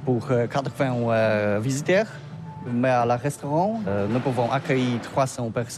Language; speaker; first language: French; non-native, learner; Polish